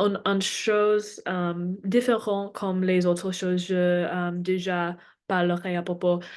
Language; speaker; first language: French; non-native, learner; English